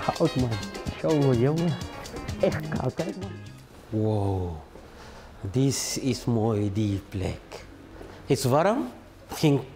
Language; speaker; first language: Dutch; non-native, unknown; Hausa